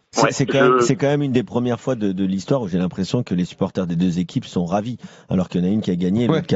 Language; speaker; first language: French; native; French